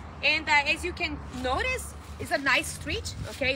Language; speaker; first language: English; non-native, fluent; Portuguese